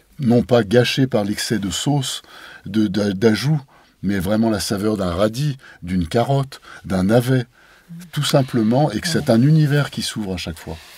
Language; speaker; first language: French; native; French